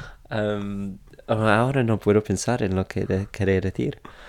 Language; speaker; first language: Spanish; non-native, fluent; English